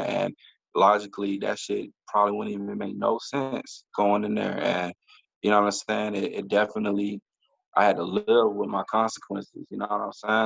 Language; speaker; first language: English; native; English